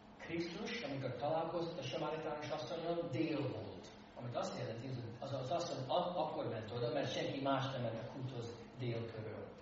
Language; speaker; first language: Hungarian; non-native, fluent; English